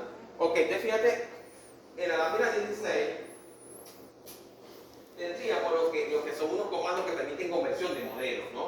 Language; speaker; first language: Spanish; native; Spanish